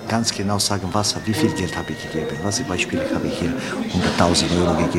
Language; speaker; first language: German; non-native, learner; Romanian